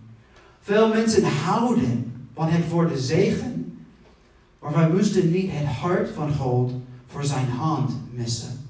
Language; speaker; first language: Dutch; non-native, fluent; English